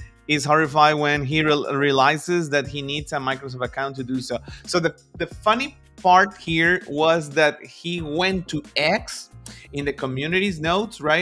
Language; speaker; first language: English; non-native, fluent; Spanish